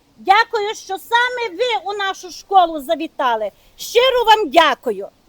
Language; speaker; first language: Ukrainian; native; Ukrainian